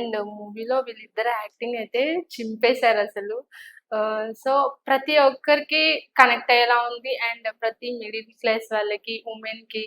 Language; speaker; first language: Telugu; native; Telugu